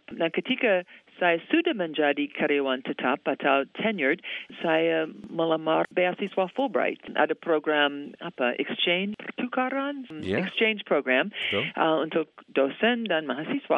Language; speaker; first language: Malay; non-native, fluent; English